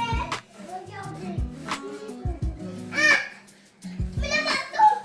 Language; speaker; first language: French; early bilingual, other home language; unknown